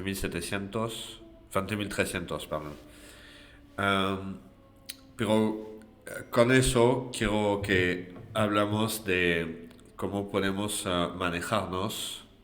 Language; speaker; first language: Spanish; non-native, fluent; French